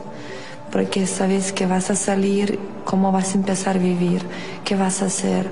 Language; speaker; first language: Spanish; non-native, learner; Lithuanian